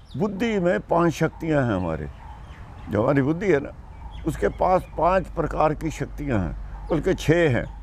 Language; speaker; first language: Hindi; non-native, local second language; Punjabi